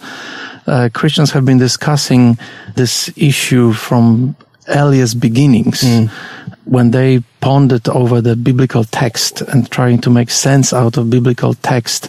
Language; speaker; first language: English; non-native, fluent; Polish